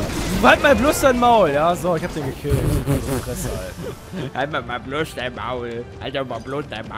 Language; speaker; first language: German; native; German